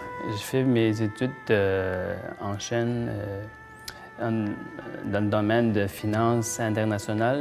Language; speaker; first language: French; non-native, fluent; Chinese